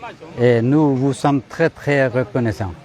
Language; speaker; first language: French; non-native, fluent; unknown